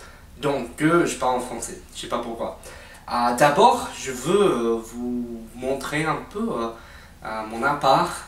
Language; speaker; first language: French; non-native, fluent; English